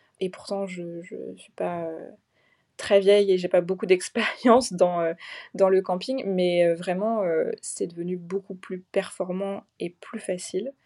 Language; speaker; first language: French; native; French